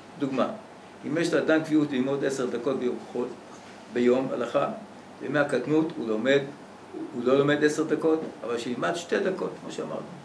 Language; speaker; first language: Hebrew; native; Hebrew